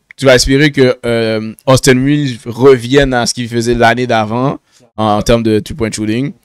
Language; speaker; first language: French; native; French